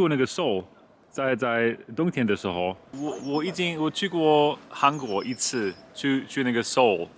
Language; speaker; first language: Chinese; non-native, learner; German